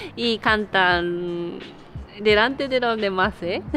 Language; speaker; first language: Spanish; non-native, fluent; Japanese